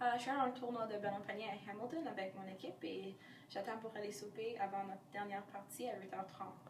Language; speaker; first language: French; non-native, local second language; English